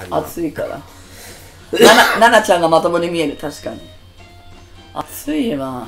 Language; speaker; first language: Japanese; native; Japanese